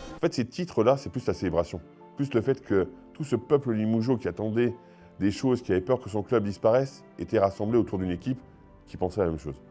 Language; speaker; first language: French; native; French